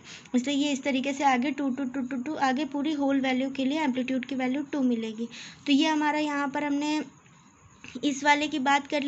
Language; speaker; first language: Hindi; native; Hindi